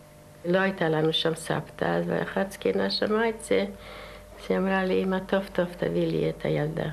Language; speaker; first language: Hebrew; non-native, fluent; Yiddish